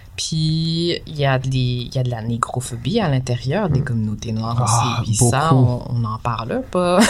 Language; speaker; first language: French; native; French